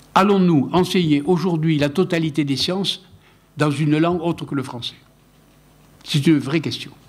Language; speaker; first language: French; non-native, local second language; Occitan